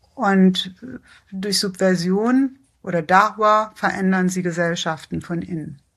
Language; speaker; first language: German; early bilingual, other home language; Persian